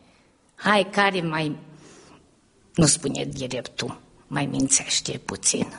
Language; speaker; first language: Romanian; early bilingual, heritage; Romanian